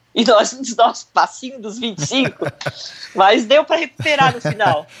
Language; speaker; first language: Portuguese; native; Portuguese